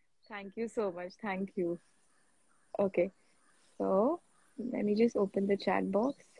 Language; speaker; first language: English; non-native, local second language; Marathi